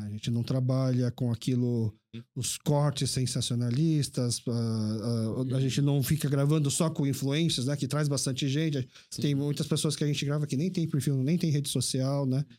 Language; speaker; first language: Portuguese; early bilingual, other home language; Korean